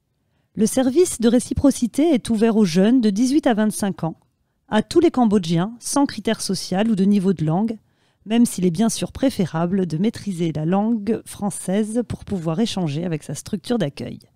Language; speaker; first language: French; native; French